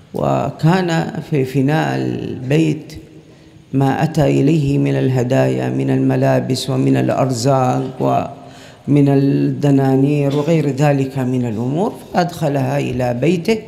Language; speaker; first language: Arabic; native; Arabic